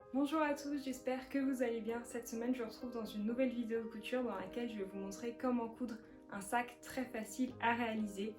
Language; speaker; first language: French; native; French